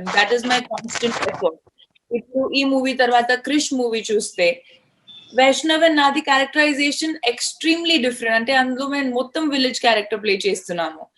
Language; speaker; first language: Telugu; non-native, fluent; Hindi